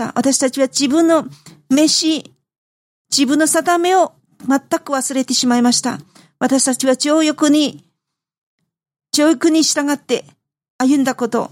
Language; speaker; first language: Japanese; non-native, fluent; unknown